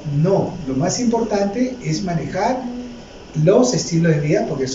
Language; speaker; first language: Spanish; native; Spanish